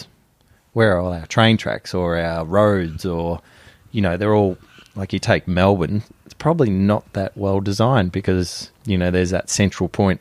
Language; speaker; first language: English; native; English